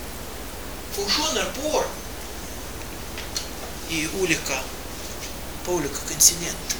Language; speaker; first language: Swedish; non-native, fluent; Russian